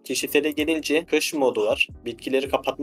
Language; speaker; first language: Turkish; native; Turkish